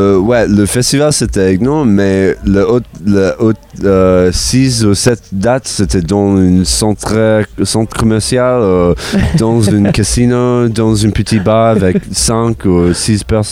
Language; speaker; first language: French; non-native, learner; English